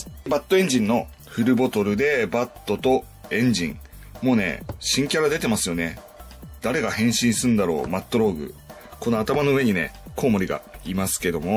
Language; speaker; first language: Japanese; native; Japanese